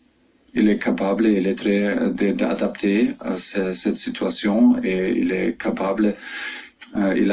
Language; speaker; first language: French; non-native, fluent; German